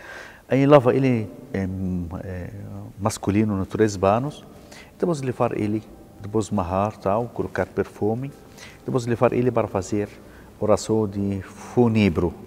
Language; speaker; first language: Portuguese; non-native, learner; Arabic